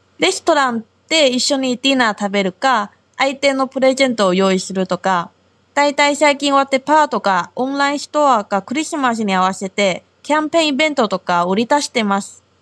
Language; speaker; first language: Japanese; non-native, fluent; Chinese